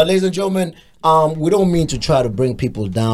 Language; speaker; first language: English; non-native, local second language; Zulu